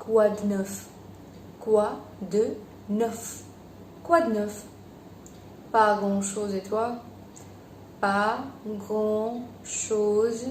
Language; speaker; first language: French; non-native, fluent; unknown